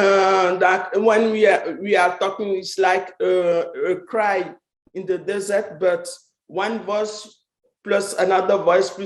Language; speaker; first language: English; non-native, fluent; French